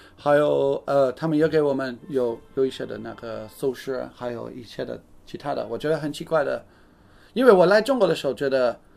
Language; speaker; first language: Chinese; non-native, fluent; English